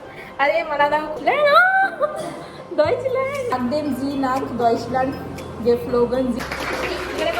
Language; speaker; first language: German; non-native, learner; Marathi